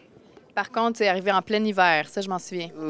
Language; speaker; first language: French; native; French